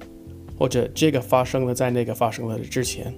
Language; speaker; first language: Chinese; non-native, fluent; English